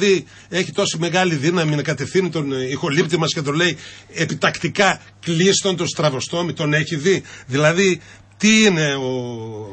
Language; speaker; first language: Greek; native; Greek